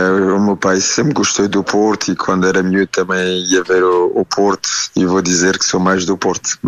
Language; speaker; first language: Portuguese; early bilingual, heritage; French